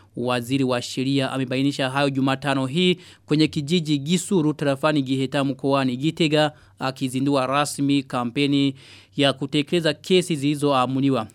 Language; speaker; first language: Swahili; non-native, local second language; Rundi